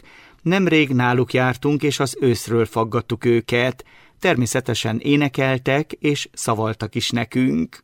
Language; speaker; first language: Hungarian; native; Hungarian